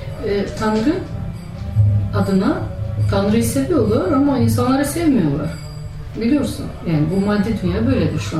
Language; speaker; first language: Turkish; early bilingual, heritage; Turkish